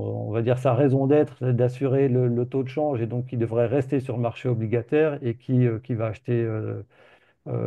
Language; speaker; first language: French; native; French